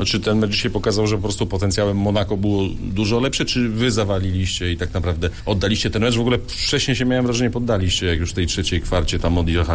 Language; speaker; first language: Polish; native; Polish